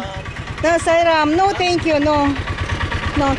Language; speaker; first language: Russian; native; Russian